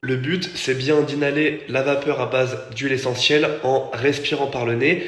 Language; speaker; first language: French; native; French